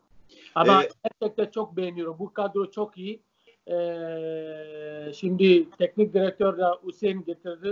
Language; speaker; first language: Turkish; non-native, learner; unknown